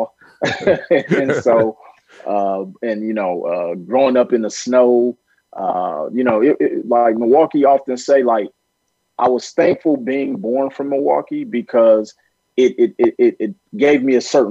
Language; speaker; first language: English; native; English